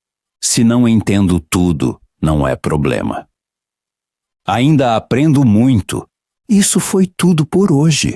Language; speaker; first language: Portuguese; non-native, fluent; Polish